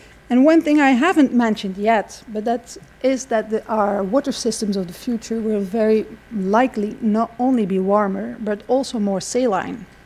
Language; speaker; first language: English; non-native, fluent; Dutch